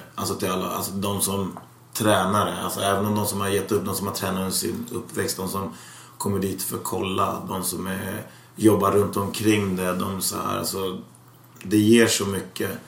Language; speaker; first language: Swedish; early bilingual, other home language; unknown